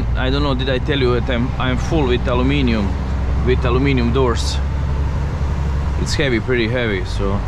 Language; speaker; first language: English; non-native, fluent; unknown